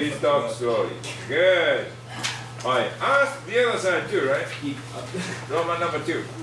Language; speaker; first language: English; non-native, fluent; Japanese